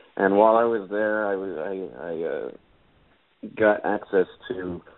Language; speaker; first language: English; native; English